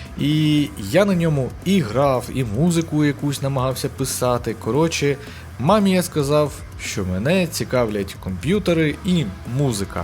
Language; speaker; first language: Ukrainian; early bilingual, other home language; Russian